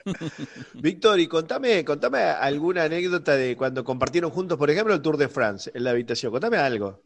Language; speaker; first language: Spanish; native; Spanish